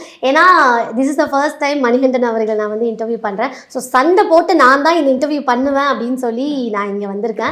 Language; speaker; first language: Tamil; native; Tamil